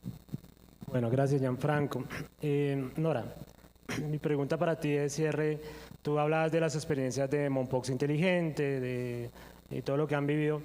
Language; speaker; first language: Spanish; native; Spanish